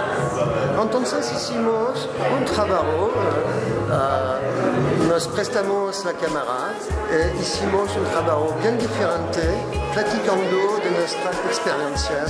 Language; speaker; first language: Spanish; non-native, fluent; French